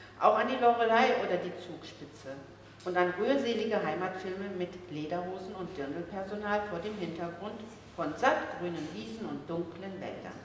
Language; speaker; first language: German; early bilingual, other home language; Turkish